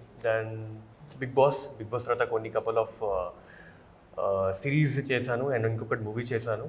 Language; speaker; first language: Telugu; non-native, fluent; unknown